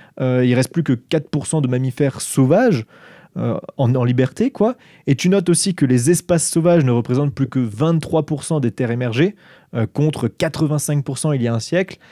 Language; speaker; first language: French; native; French